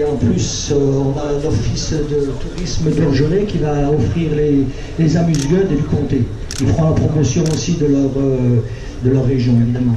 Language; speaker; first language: French; native; French